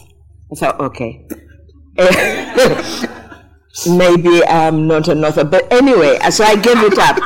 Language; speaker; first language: English; non-native, local second language; Ganda